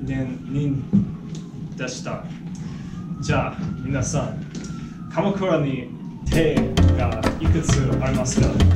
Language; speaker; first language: Japanese; non-native, learner; English